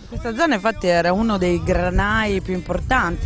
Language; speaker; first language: Italian; native; Italian